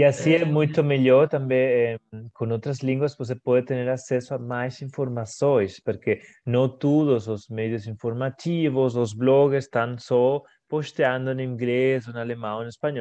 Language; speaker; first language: Portuguese; non-native, fluent; Spanish